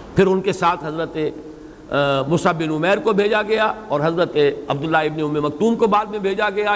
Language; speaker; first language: Urdu; native; Urdu